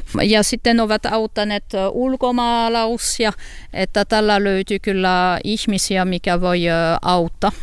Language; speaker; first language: Finnish; non-native, learner; French